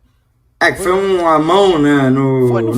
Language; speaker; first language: Portuguese; native; Portuguese